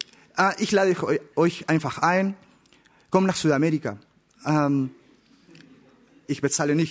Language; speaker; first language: German; non-native, learner; Spanish